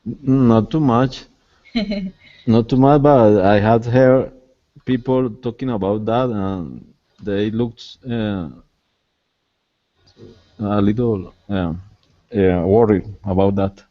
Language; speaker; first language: English; non-native, learner; Spanish